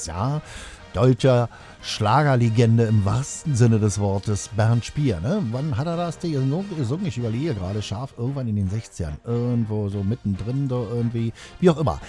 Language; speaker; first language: German; native; German